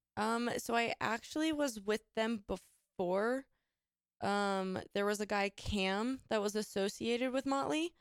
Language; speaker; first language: English; native; English